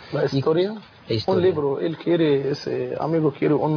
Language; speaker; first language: Spanish; non-native, fluent; Arabic